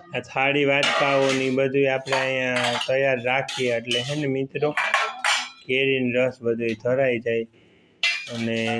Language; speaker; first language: Gujarati; native; Gujarati